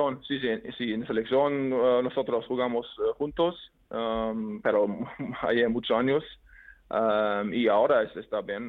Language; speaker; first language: Spanish; non-native, learner; German